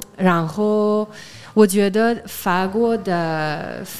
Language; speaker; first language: Chinese; non-native, fluent; French